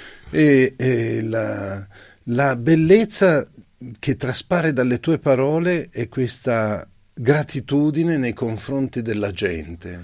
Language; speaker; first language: Italian; native; Italian